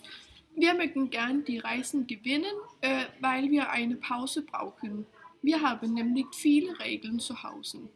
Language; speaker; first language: German; non-native, learner; Danish